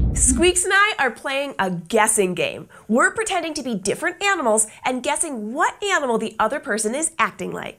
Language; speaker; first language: English; native; English